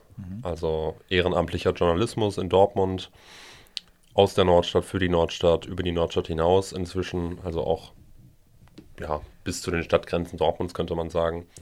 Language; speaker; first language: German; native; German